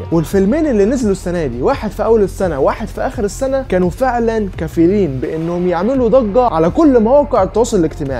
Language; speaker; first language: Arabic; native; Arabic